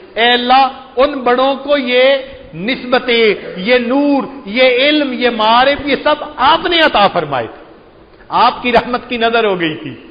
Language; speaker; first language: Urdu; non-native, local second language; Punjabi